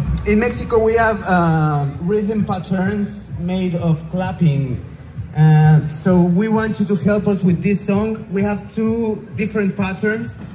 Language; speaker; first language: English; non-native, fluent; Spanish